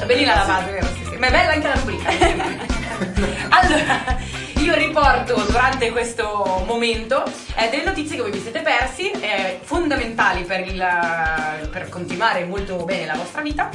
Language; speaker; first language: Italian; native; Italian